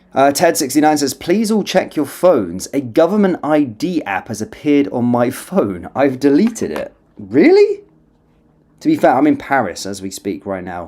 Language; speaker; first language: English; native; English